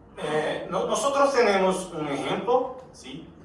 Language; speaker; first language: Spanish; non-native, learner; Portuguese